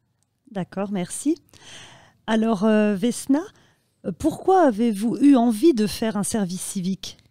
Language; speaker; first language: French; native; French